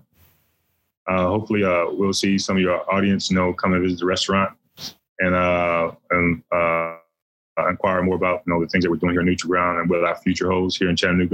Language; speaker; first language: English; native; English